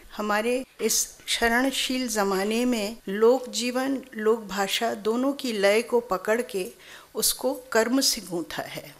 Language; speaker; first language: Hindi; native; Hindi